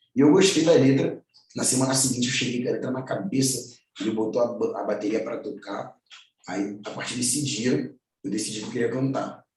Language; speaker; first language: Portuguese; native; Portuguese